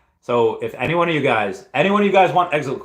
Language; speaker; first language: English; native; English